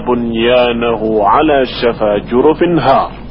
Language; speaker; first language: Arabic; non-native, fluent; Indonesian